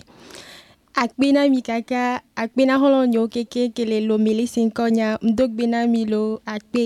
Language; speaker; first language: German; non-native, learner; Ewe